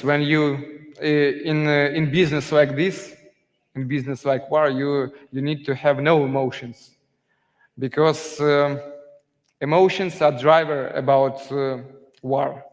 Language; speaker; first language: English; non-native, learner; Ukrainian